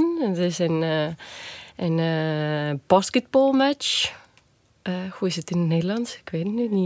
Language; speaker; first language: Dutch; non-native, fluent; Estonian